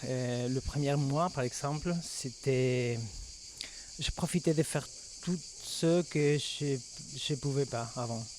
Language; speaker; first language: French; non-native, fluent; Spanish